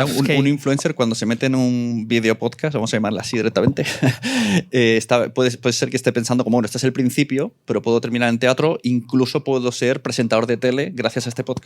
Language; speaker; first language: Spanish; native; Spanish